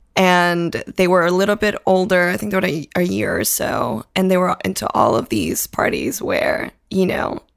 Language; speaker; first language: English; early bilingual, other home language; Spanish